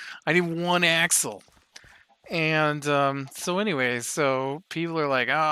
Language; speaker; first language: English; native; English